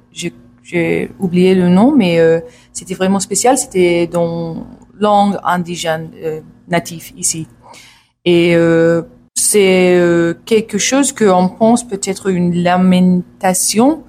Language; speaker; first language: French; non-native, learner; English